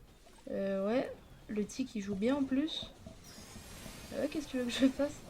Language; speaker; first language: French; native; French